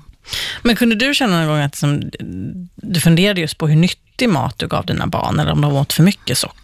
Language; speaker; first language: Swedish; native; Swedish